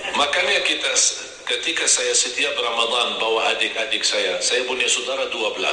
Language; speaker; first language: Indonesian; non-native, fluent; Arabic